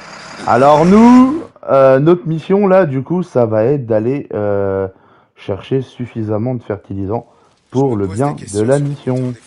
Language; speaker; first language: French; native; French